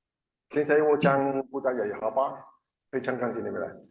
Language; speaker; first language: Chinese; non-native, learner; Spanish